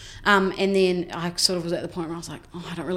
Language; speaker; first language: English; native; English